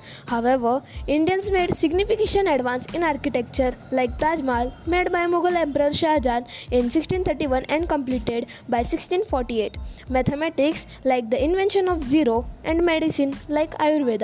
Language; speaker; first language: English; non-native, local second language; Marathi